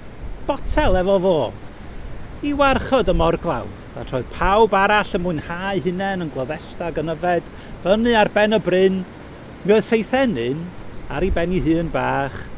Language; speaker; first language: Welsh; native; Welsh